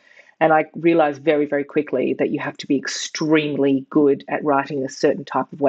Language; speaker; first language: English; native; English